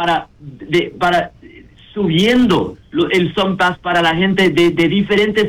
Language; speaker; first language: Spanish; early bilingual, heritage; Spanish